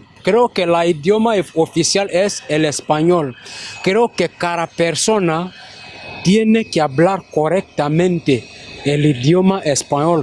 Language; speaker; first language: Spanish; non-native, fluent; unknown